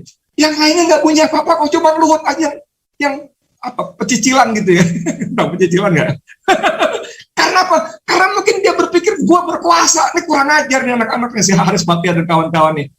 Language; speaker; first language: Indonesian; native; Indonesian